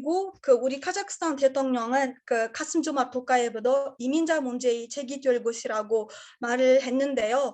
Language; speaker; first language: Korean; non-native, learner; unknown